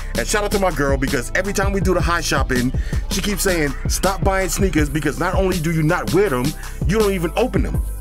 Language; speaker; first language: English; native; English